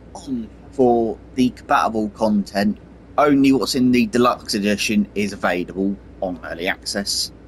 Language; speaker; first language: English; native; English